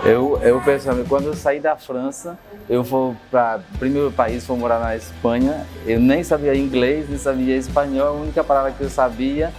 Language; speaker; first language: Portuguese; non-native, fluent; French